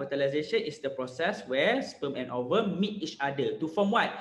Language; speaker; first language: English; non-native, local second language; Malay